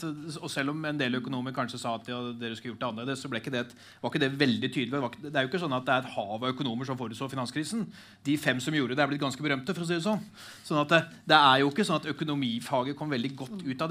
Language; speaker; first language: Norwegian; native; Norwegian